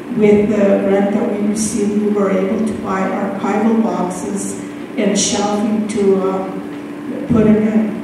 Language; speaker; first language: English; native; English